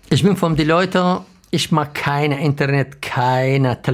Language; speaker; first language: German; non-native, learner; Arabic